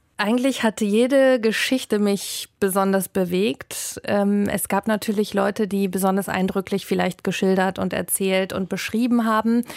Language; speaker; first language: German; native; German